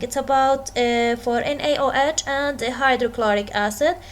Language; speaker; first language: English; non-native, fluent; Arabic